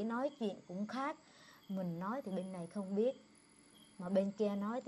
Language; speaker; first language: Vietnamese; non-native, local second language; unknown